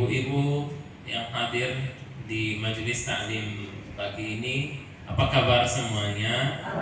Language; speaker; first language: Indonesian; non-native, fluent; Arabic